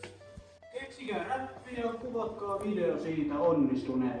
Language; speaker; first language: Finnish; native; Finnish